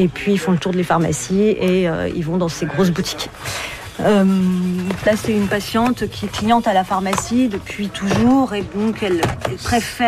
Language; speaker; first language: French; native; French